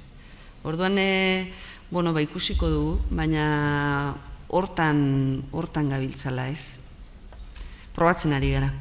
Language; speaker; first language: Basque; native; Basque